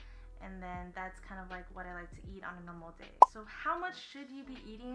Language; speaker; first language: English; native; English